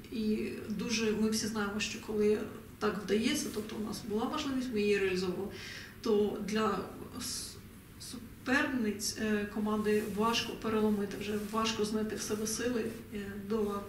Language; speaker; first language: Ukrainian; native; Ukrainian